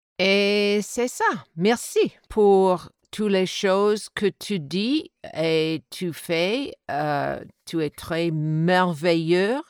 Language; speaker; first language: French; non-native, learner; English